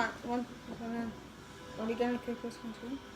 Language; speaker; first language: English; native; English